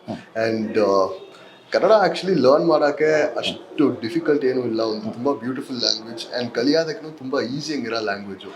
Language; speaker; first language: Kannada; non-native, local second language; English